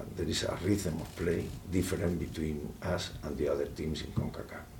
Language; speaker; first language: English; non-native, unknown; Spanish